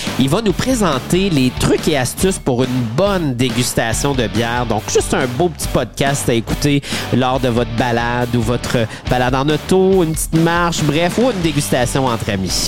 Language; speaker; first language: French; native; French